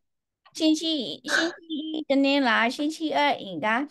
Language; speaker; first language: Chinese; native; Chinese